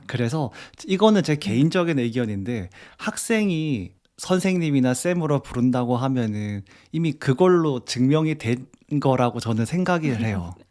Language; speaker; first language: Korean; native; Korean